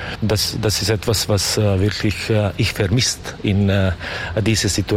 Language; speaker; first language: German; non-native, learner; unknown